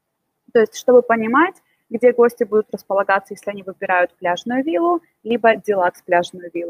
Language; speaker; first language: Russian; native; Russian